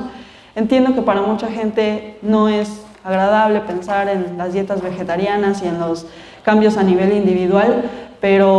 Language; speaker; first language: Spanish; native; Spanish